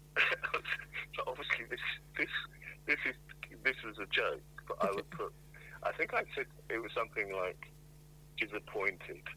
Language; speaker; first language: English; native; English